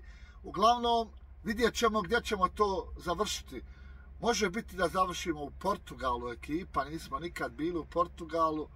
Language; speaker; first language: Croatian; native; Croatian